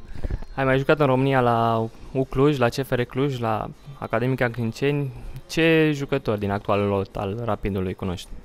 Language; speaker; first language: Romanian; native; Romanian